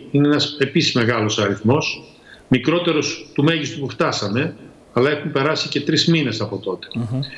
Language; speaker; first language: Greek; native; Greek